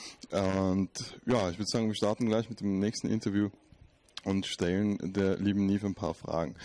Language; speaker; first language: German; native; German